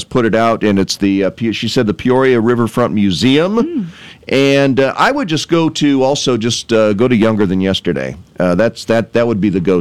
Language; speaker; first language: English; native; English